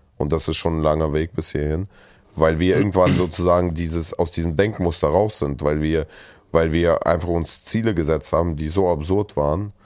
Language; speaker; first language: German; early bilingual, other home language; Russian